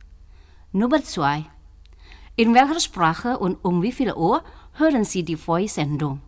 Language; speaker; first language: German; non-native, fluent; Indonesian